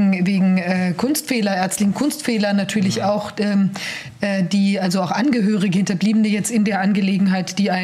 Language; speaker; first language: German; native; German